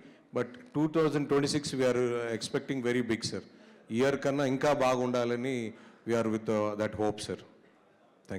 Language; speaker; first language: Telugu; native; Telugu